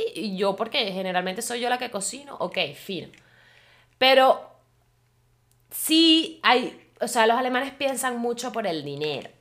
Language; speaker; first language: Spanish; native; Spanish